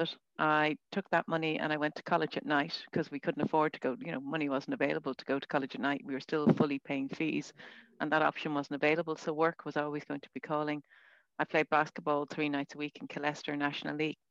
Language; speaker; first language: English; native; English